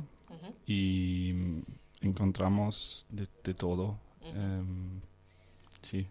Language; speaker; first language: Spanish; non-native, fluent; Danish